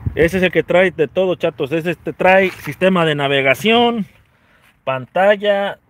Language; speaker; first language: Spanish; native; Spanish